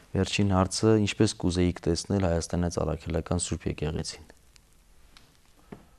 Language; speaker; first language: Armenian; native; Armenian